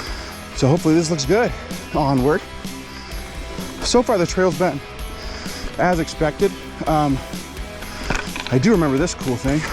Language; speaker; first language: English; native; English